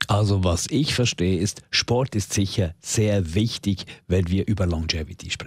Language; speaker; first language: German; native; German